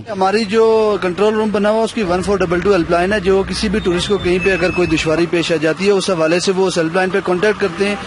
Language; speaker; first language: Urdu; non-native, local second language; Punjabi